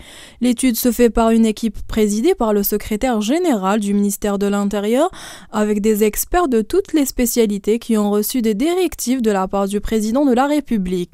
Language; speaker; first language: French; non-native, local second language; Arabic